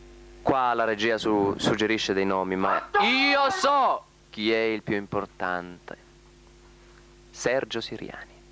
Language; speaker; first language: Italian; native; Italian